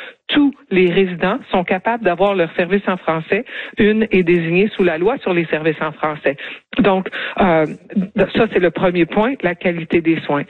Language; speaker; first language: French; native; French